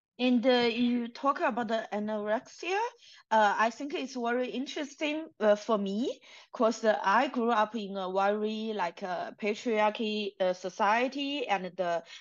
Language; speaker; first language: English; non-native, fluent; Chinese